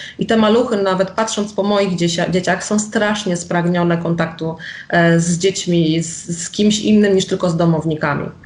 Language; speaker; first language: Polish; native; Polish